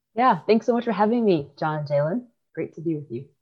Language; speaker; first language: English; early bilingual, other home language; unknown